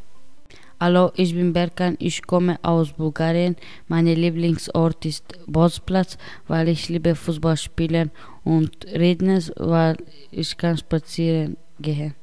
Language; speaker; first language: German; non-native, learner; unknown